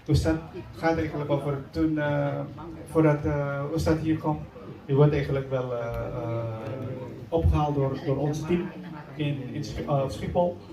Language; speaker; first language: Dutch; non-native, fluent; Indonesian